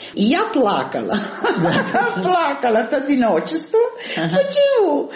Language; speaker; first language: Russian; non-native, fluent; Italian